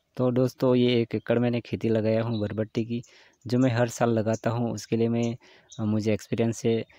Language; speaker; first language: Hindi; non-native, local second language; Gujarati